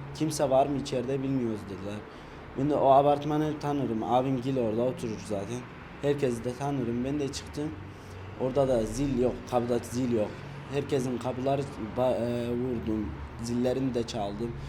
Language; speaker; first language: Turkish; non-native, fluent; Arabic